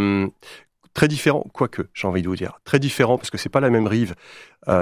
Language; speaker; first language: French; native; French